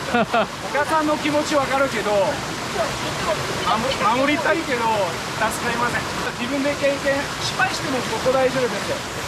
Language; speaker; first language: Japanese; non-native, learner; French